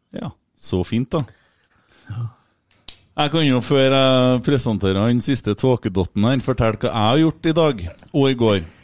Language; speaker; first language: Norwegian; native; Norwegian